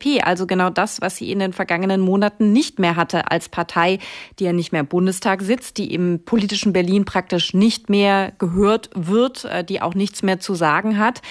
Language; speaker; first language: German; native; German